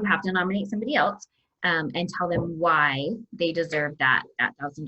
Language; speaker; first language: English; native; English